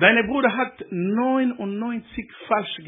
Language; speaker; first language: German; non-native, learner; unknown